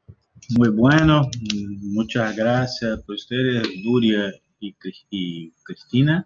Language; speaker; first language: Spanish; non-native, learner; Portuguese